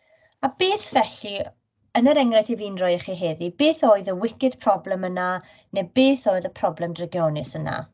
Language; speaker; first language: Welsh; native; Welsh